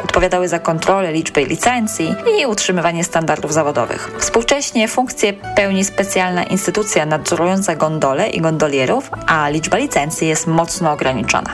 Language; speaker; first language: Polish; native; Polish